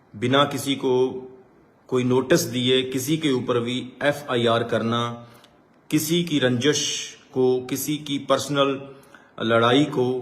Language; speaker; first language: Hindi; non-native, local second language; Punjabi